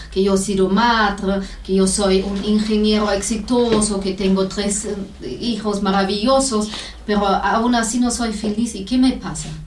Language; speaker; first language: Spanish; non-native, fluent; German